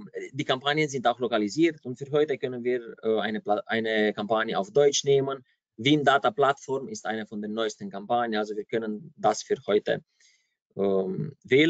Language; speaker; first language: German; non-native, fluent; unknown